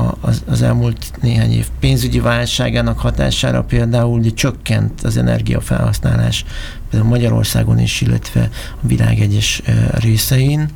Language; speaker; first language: Hungarian; native; Hungarian